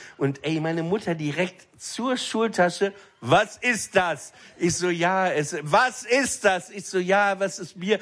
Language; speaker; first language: German; native; German